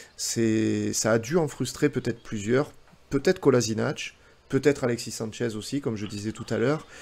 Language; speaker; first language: French; native; French